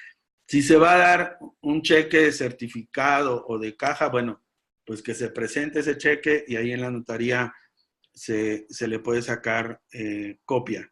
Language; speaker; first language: Spanish; native; Spanish